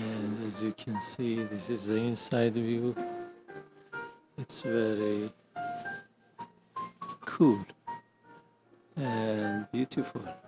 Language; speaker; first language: English; non-native, learner; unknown